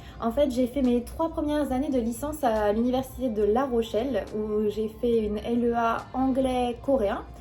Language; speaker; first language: French; native; French